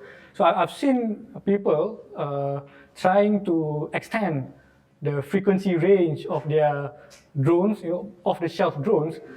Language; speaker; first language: English; non-native, local second language; Malay